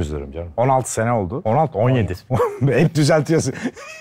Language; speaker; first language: Turkish; native; Turkish